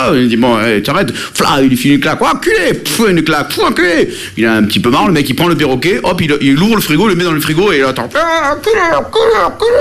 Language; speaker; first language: French; native; French